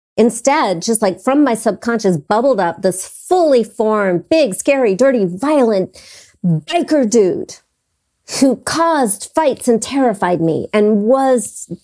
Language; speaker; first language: English; native; English